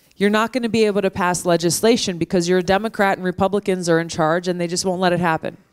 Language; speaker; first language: English; native; English